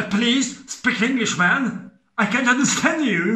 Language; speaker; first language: English; non-native, fluent; Hungarian